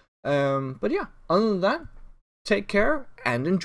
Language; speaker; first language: English; non-native, fluent; Danish